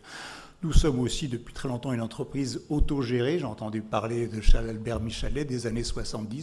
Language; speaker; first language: French; native; French